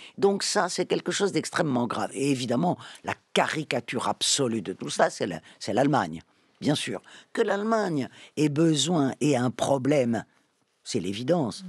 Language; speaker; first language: French; native; French